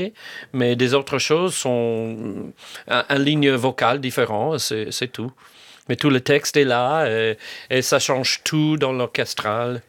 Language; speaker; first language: French; non-native, fluent; English